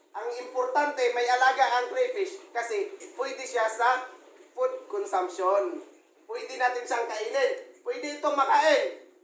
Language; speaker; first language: Filipino; non-native, local second language; Cebuano